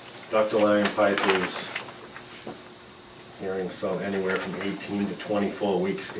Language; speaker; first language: English; native; English